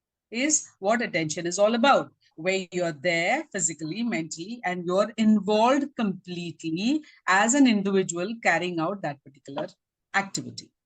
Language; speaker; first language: English; non-native, local second language; Tamil